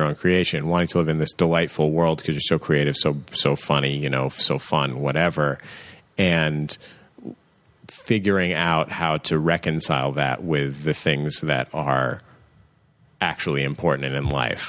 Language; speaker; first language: English; native; English